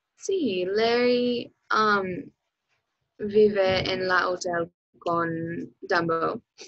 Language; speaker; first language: Spanish; non-native, learner; English